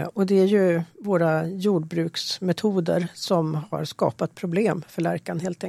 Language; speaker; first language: Swedish; native; Swedish